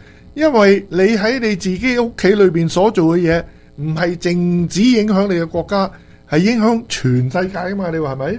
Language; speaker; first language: Chinese; native; Chinese